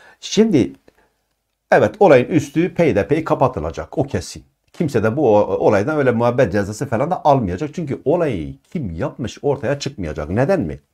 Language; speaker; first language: Turkish; non-native, local second language; Kurdish